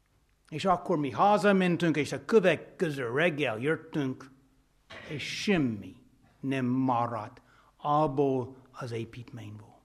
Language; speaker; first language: Hungarian; non-native, fluent; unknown